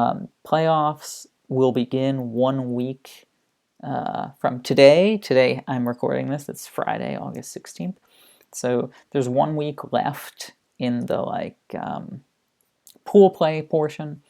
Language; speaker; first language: English; native; English